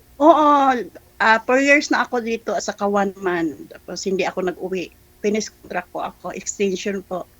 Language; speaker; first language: Filipino; non-native, local second language; Cebuano